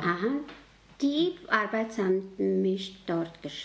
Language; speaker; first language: German; non-native, learner; Mongolian